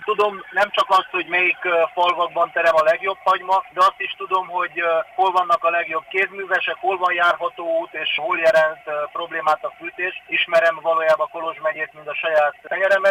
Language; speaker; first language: Hungarian; native; Hungarian